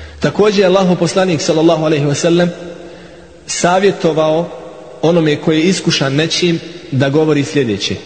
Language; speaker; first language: Bosnian; non-native, fluent; Arabic